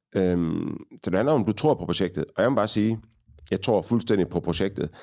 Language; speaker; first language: Danish; native; Danish